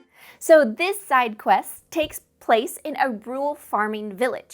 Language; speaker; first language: English; native; English